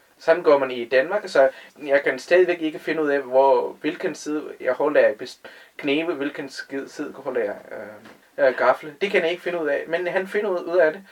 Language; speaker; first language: Danish; non-native, fluent; Tamil